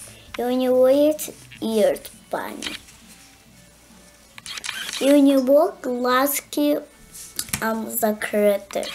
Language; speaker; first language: Russian; early bilingual, heritage; Russian